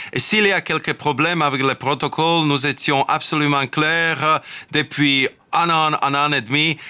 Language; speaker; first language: French; non-native, fluent; Slovak